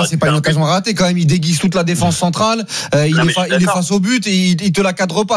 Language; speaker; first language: French; native; French